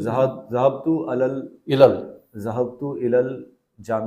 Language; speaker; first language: Arabic; non-native, learner; Urdu